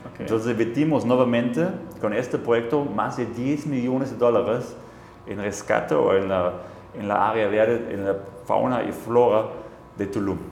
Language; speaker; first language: Spanish; non-native, fluent; German